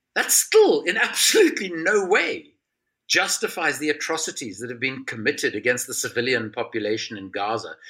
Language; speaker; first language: English; native; English